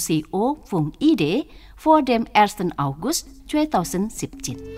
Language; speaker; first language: German; non-native, fluent; Indonesian